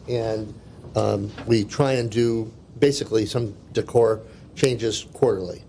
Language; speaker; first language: English; native; English